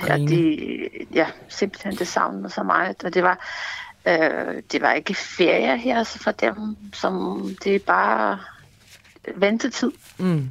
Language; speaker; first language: Danish; non-native, fluent; Ukrainian